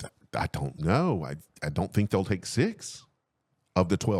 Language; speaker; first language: English; native; English